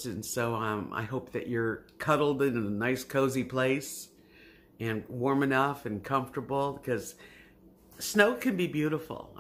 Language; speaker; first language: English; native; English